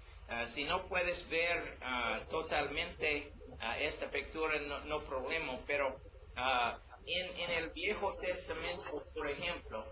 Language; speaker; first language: Spanish; non-native, learner; English